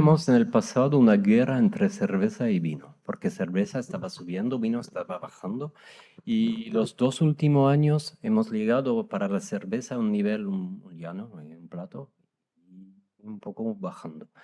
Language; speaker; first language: Spanish; non-native, fluent; French